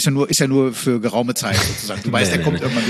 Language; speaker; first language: German; native; German